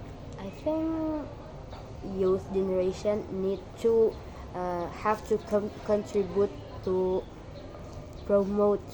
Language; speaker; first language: English; non-native, learner; Indonesian